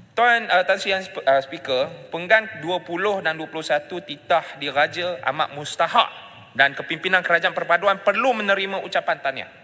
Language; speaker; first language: Malay; non-native, local second language; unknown